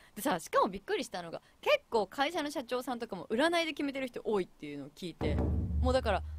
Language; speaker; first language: Japanese; native; Japanese